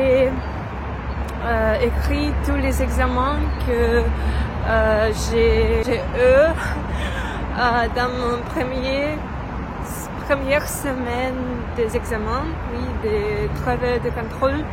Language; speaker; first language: French; non-native, learner; Russian